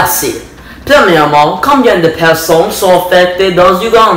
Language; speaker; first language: French; non-native, learner; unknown